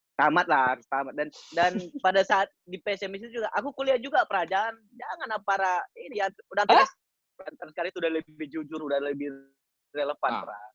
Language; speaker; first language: Indonesian; non-native, local second language; Batak Toba